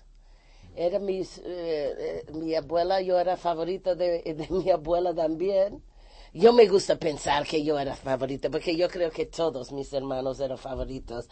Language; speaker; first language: Spanish; non-native, fluent; English